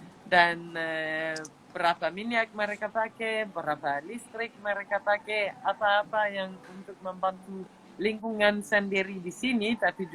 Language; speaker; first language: Indonesian; non-native, fluent; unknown